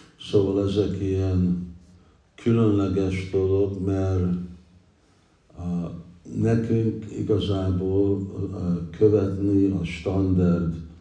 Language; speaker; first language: Hungarian; early bilingual, heritage; English